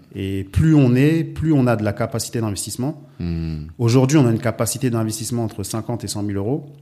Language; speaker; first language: French; native; French